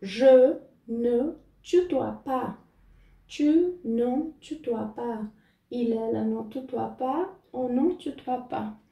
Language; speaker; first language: French; non-native, fluent; Portuguese